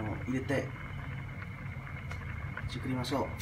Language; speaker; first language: Japanese; non-native, learner; Vietnamese